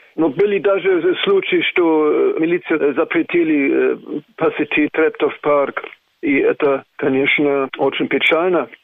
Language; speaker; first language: Russian; non-native, fluent; German